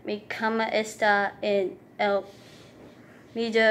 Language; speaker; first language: Spanish; non-native, learner; English